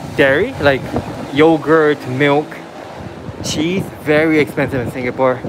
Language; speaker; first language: English; non-native, fluent; Japanese